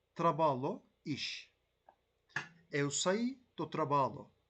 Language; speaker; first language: Portuguese; non-native, learner; Turkish